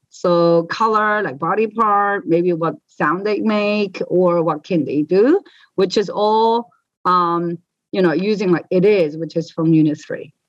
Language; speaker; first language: English; native; English